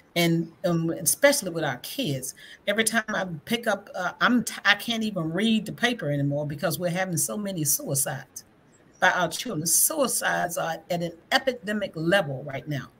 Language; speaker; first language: English; native; English